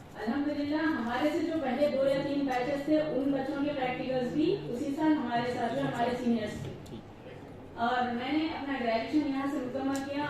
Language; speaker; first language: Urdu; native; Urdu